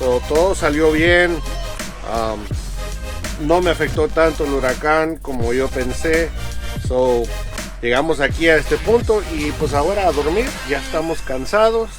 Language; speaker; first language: Spanish; early bilingual, heritage; Spanish